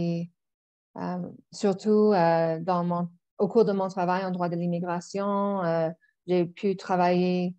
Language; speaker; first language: French; non-native, local second language; English